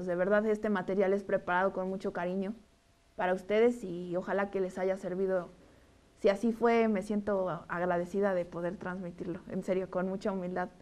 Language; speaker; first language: Spanish; native; Spanish